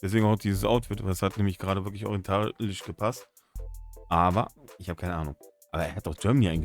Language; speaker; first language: German; native; German